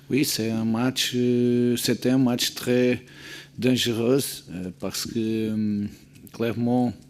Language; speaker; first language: French; non-native, learner; Portuguese